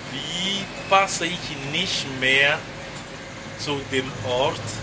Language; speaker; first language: German; non-native, fluent; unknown